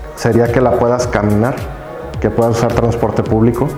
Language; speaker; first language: Spanish; native; Spanish